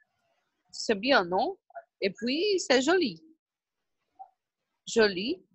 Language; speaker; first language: French; non-native, learner; Portuguese